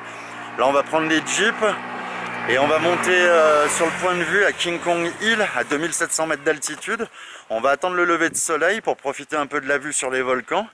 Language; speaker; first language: French; native; French